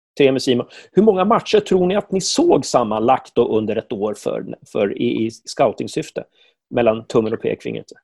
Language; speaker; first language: Swedish; native; Swedish